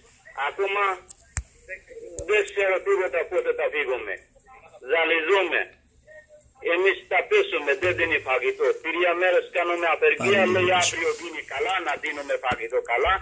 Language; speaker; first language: Greek; non-native, learner; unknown